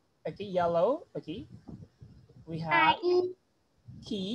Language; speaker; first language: English; non-native, fluent; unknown